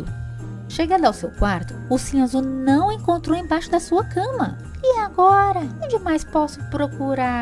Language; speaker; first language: Portuguese; native; Portuguese